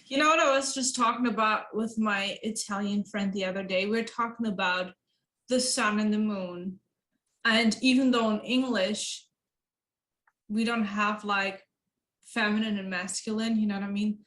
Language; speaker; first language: English; non-native, fluent; German